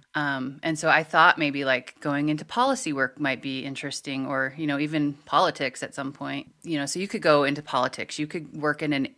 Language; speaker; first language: English; native; English